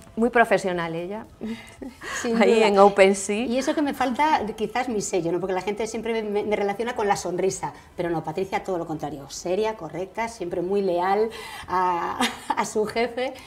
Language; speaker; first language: Spanish; native; Spanish